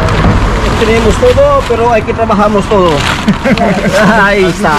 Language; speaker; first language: Spanish; non-native, learner; Filipino